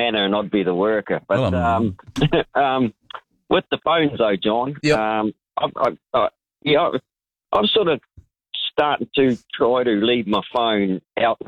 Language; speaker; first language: English; native; English